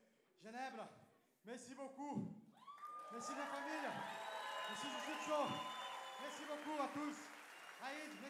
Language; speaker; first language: French; non-native, learner; Portuguese